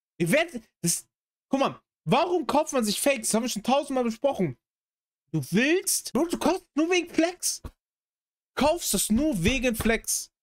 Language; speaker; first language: German; native; German